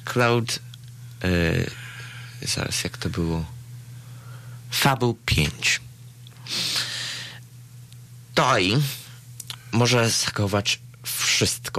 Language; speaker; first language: Polish; early bilingual, other home language; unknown